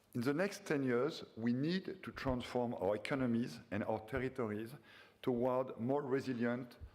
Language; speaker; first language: English; non-native, fluent; French